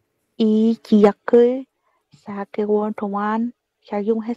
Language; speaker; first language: Korean; non-native, learner; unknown